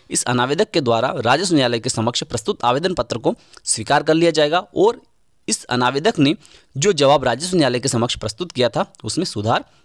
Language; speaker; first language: Hindi; native; Hindi